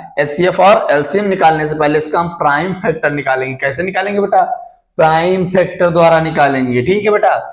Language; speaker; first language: Hindi; native; Hindi